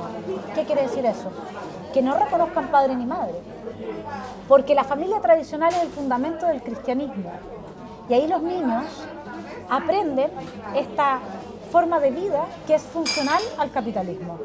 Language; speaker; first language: Spanish; native; Spanish